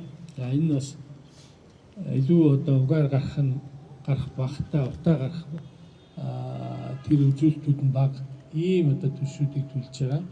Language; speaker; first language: Mongolian; native; Mongolian